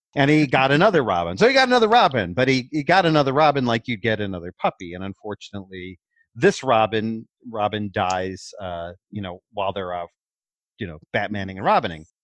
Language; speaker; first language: English; native; English